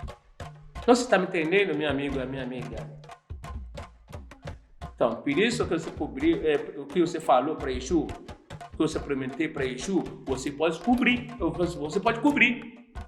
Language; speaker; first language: Portuguese; non-native, learner; Yoruba